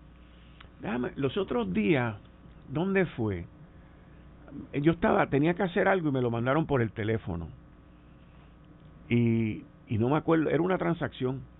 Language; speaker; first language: Spanish; native; Spanish